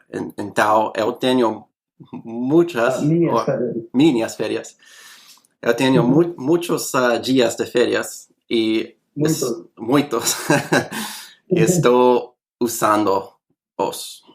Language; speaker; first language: Portuguese; non-native, learner; English